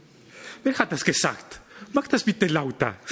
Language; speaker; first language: German; non-native, fluent; Spanish